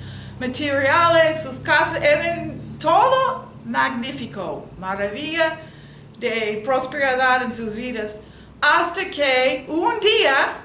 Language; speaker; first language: Spanish; non-native, learner; English